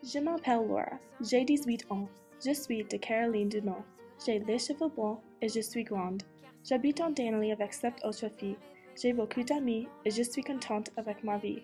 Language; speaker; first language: French; non-native, learner; English